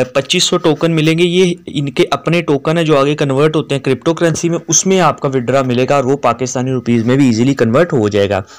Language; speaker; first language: Urdu; non-native, local second language; Punjabi